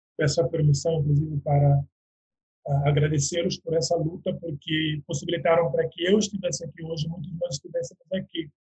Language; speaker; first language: Portuguese; non-native, local second language; Upper Guinea Crioulo